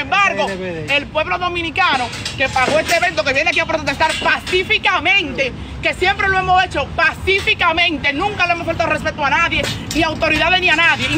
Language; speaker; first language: Spanish; native; Spanish